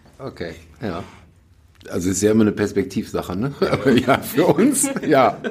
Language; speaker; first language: German; native; German